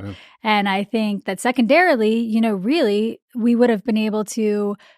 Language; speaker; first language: English; early bilingual, other home language; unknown